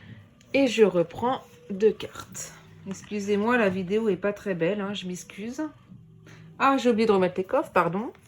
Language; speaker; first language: French; native; French